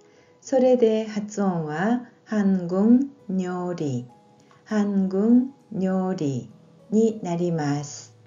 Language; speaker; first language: Japanese; non-native, fluent; Korean